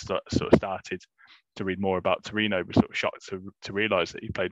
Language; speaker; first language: English; native; English